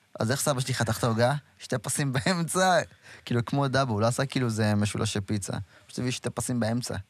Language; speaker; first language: Hebrew; native; Hebrew